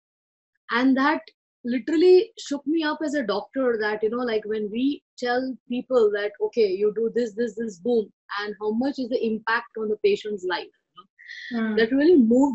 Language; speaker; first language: English; non-native, local second language; Marathi